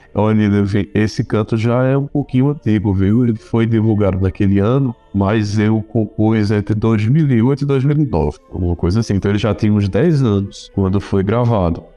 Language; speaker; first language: Portuguese; native; Portuguese